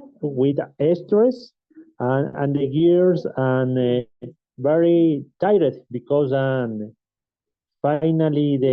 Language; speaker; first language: English; non-native, learner; Spanish